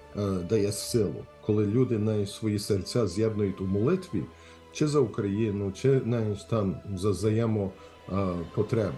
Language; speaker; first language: Ukrainian; early bilingual, heritage; Ukrainian